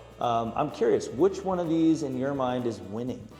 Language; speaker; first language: English; native; English